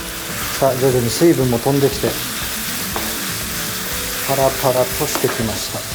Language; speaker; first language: Japanese; native; Japanese